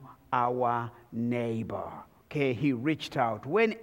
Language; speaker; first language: English; non-native, local second language; Kinyarwanda